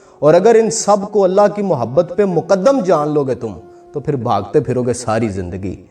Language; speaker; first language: Urdu; non-native, local second language; Punjabi